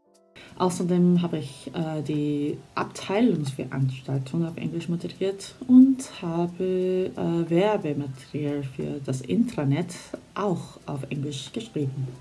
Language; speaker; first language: German; non-native, fluent; Korean